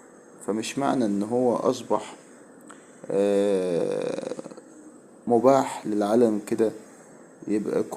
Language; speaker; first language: Arabic; native; Arabic